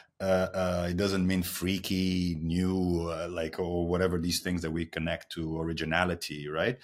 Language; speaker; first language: English; non-native, fluent; Portuguese